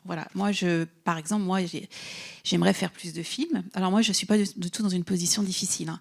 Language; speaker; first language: French; native; French